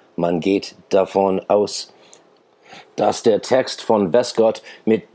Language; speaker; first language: German; non-native, fluent; English